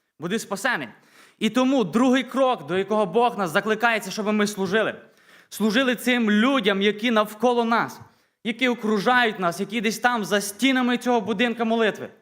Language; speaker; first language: Ukrainian; native; Ukrainian